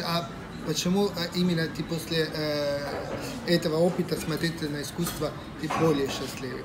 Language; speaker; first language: Russian; non-native, fluent; Italian